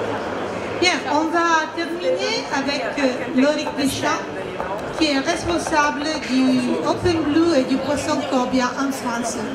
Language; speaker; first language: French; non-native, fluent; Italian